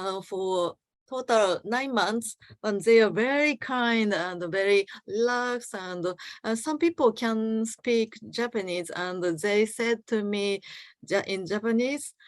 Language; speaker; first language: English; non-native, learner; Japanese